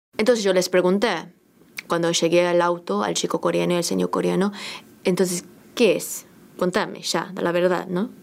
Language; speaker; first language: Spanish; early bilingual, other home language; Korean